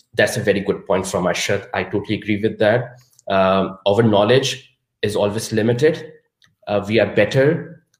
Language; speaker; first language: English; non-native, local second language; Urdu